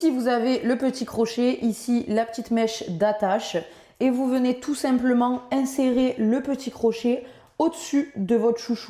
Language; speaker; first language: French; native; French